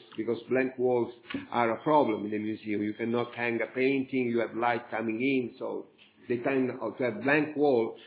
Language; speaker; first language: English; non-native, fluent; Italian